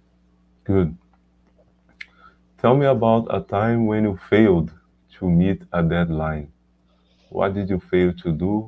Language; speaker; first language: English; non-native, learner; Portuguese